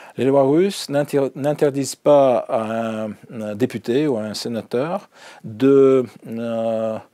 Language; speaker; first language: French; non-native, fluent; Russian